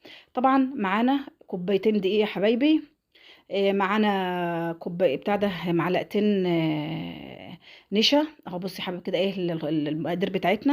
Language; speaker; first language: Arabic; native; Arabic